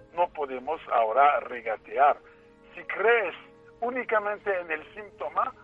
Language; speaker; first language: Spanish; non-native, fluent; French